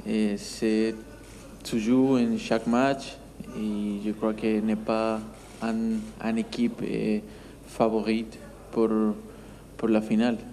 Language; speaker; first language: French; non-native, learner; Spanish